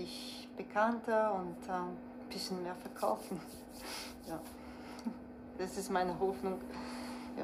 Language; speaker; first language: German; non-native, fluent; French